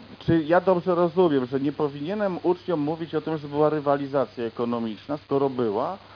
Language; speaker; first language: Polish; native; Polish